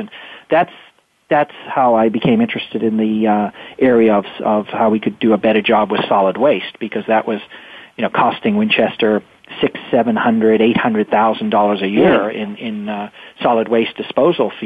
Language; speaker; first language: English; native; English